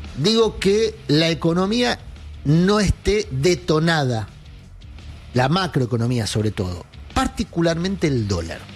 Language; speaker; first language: Spanish; native; Spanish